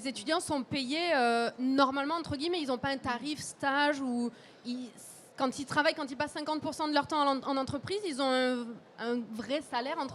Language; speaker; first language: French; native; French